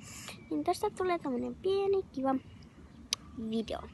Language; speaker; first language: Finnish; native; Finnish